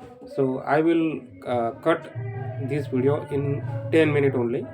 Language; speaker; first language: English; non-native, learner; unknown